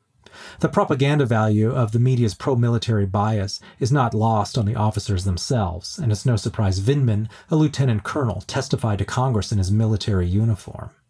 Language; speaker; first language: English; native; English